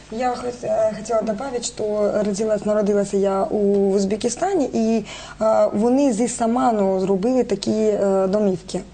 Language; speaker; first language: Ukrainian; non-native, local second language; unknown